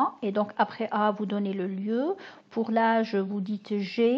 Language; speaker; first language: French; non-native, local second language; Arabic